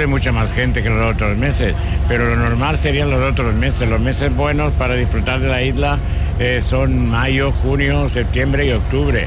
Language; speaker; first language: Spanish; native; Spanish